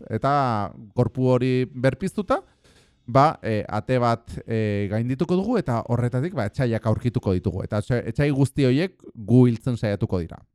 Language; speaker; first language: Basque; non-native, local second language; Spanish